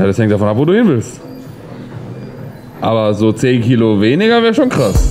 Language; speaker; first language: German; native; German